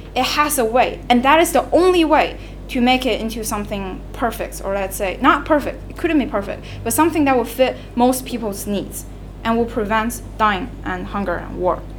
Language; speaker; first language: English; non-native, fluent; Chinese